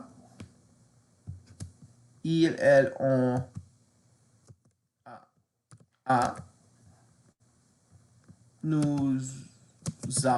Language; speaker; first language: French; non-native, fluent; English